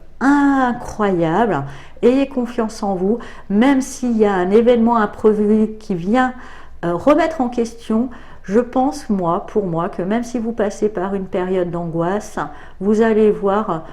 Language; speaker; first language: French; native; French